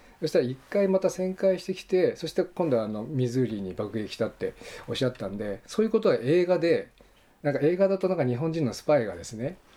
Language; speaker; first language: Japanese; native; Japanese